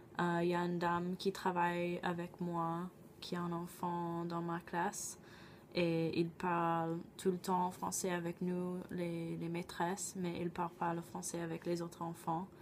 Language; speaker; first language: French; non-native, fluent; English